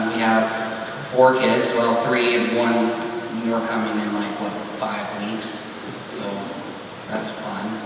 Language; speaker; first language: English; native; English